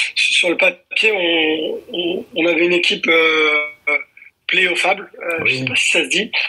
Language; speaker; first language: French; native; French